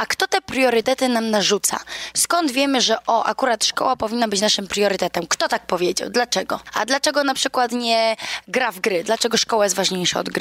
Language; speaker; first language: Polish; native; Polish